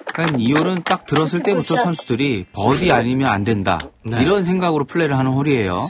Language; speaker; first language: Korean; native; Korean